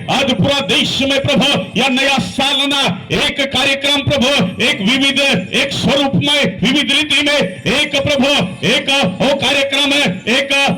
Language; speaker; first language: Hindi; non-native, local second language; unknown